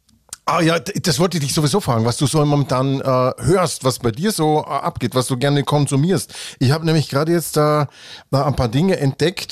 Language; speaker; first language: German; native; German